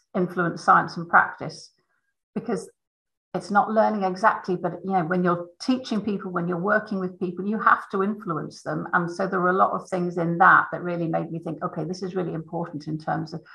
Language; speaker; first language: English; native; English